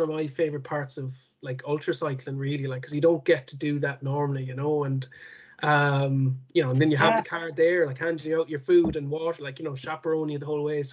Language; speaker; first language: English; native; English